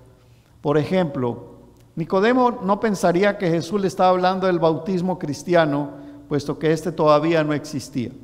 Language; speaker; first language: Spanish; native; Spanish